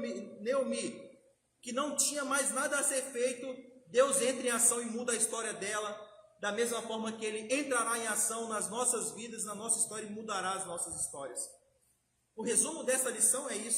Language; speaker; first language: Portuguese; native; Portuguese